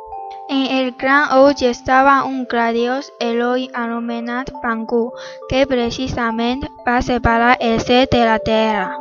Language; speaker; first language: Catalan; non-native, learner; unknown